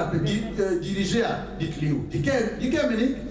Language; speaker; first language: Danish; non-native, fluent; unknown